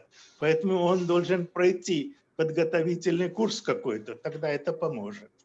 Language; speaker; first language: Russian; non-native, fluent; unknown